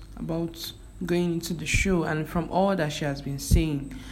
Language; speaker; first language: English; non-native, local second language; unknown